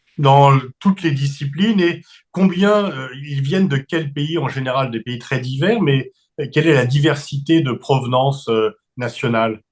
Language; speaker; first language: French; native; French